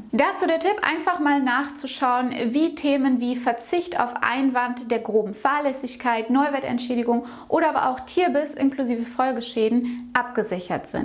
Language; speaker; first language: German; native; German